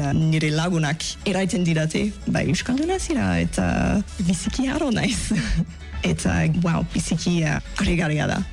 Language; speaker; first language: Basque; non-native, learner; English